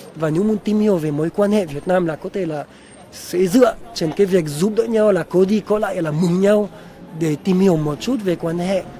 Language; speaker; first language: Vietnamese; non-native, fluent; French